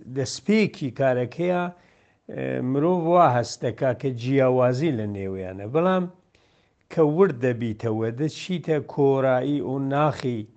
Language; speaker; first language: Central Kurdish; non-native, local second language; Southern Kurdish